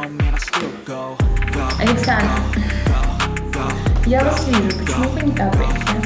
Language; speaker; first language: Russian; native; Russian